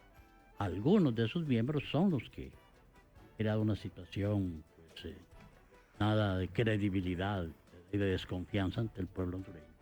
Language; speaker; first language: Spanish; native; Spanish